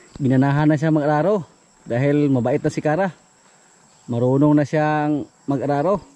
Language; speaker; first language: Filipino; non-native, local second language; Cebuano